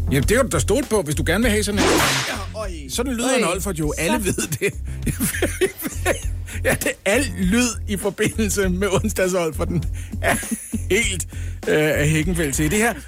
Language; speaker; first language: Danish; native; Danish